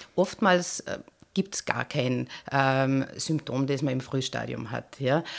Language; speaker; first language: German; native; German